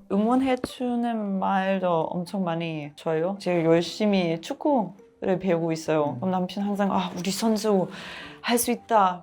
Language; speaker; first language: Korean; non-native, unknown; German